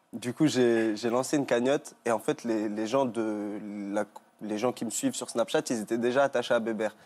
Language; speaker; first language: French; native; French